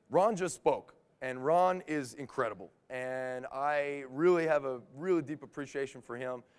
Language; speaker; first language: English; native; English